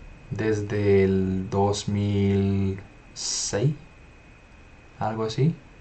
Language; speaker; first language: Spanish; non-native, fluent; English